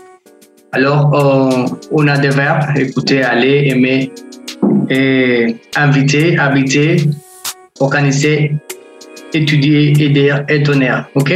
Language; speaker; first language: French; non-native, fluent; Spanish